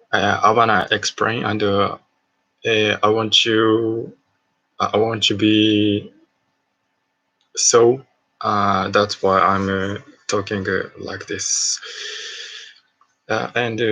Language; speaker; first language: English; non-native, learner; Japanese